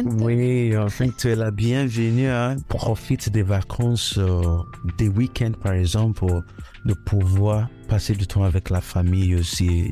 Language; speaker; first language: French; non-native, fluent; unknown